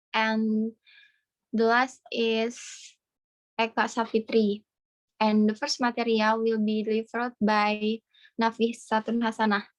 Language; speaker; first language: English; non-native, fluent; Indonesian